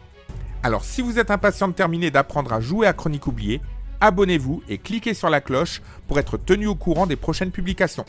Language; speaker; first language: French; native; French